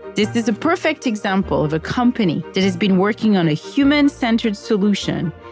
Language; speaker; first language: English; non-native, fluent; French